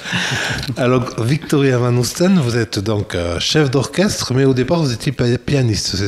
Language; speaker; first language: French; native; French